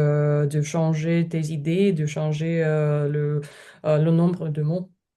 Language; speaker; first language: French; non-native, learner; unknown